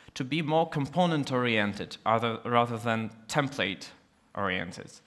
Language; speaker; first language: English; non-native, fluent; Russian